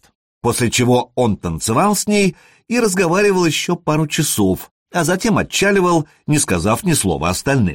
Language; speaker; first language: Russian; native; Russian